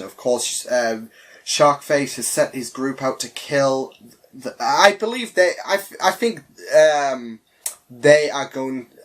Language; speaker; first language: English; native; English